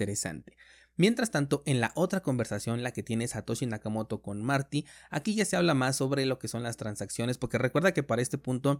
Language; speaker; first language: Spanish; native; Spanish